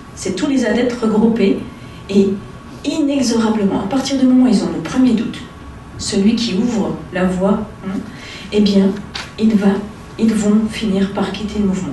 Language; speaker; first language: French; native; French